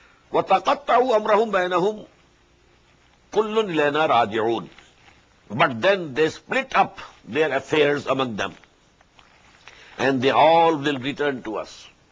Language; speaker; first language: English; non-native, local second language; Urdu